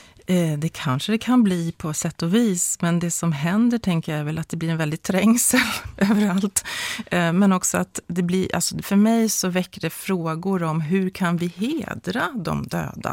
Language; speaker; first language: Swedish; native; Swedish